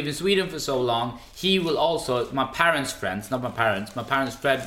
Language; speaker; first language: English; non-native, fluent; Swedish